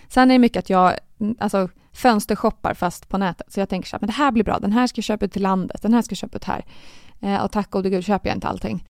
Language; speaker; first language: Swedish; native; Swedish